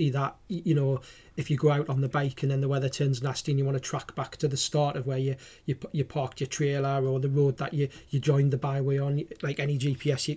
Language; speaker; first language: English; native; English